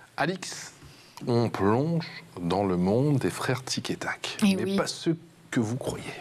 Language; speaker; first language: French; native; French